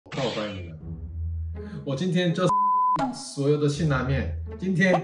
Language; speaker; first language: Chinese; non-native, fluent; Korean